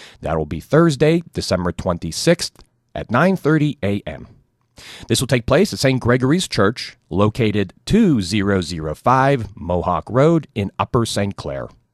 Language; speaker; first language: English; native; English